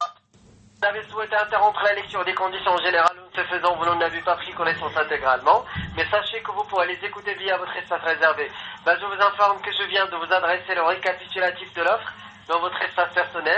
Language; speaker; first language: French; native; French